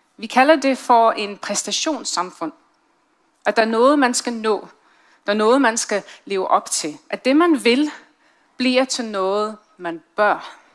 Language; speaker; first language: Danish; non-native, fluent; English